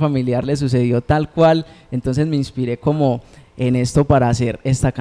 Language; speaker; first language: Spanish; native; Spanish